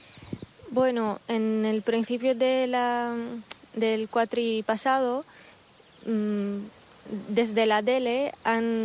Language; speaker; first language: Spanish; non-native, fluent; Arabic